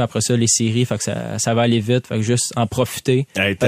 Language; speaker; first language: French; native; French